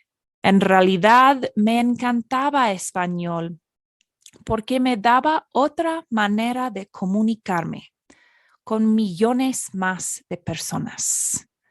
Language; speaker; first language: Spanish; non-native, fluent; English